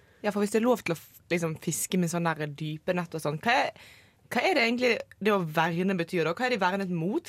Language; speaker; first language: Norwegian; native; Norwegian